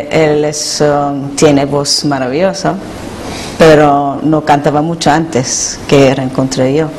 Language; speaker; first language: Spanish; non-native, learner; Korean